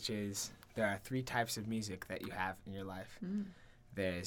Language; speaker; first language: English; native; English